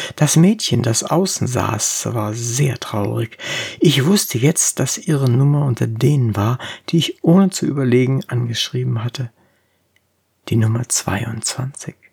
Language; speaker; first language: German; native; German